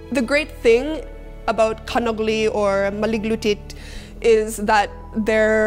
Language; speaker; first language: English; native; English